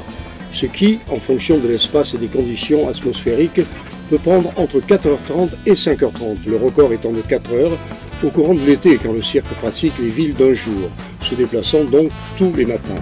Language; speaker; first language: French; native; French